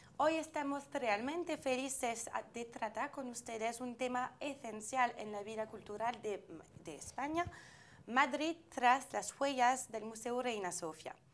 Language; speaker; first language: Spanish; non-native, fluent; French